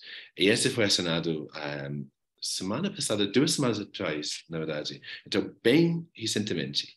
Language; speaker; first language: Portuguese; non-native, fluent; English